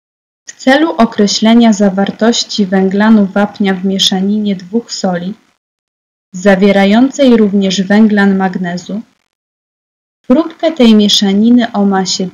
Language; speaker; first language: Polish; native; Polish